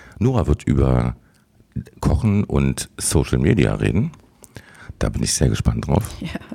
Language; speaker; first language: German; native; German